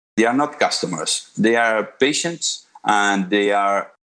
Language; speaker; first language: English; non-native, fluent; Spanish